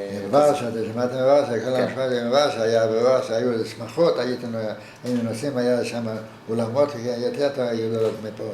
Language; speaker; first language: Hebrew; non-native, fluent; Yiddish